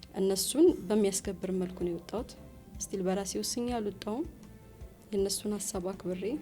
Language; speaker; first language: Amharic; native; Amharic